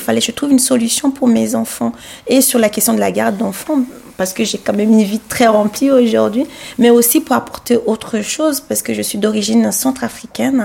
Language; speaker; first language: French; non-native, local second language; Sango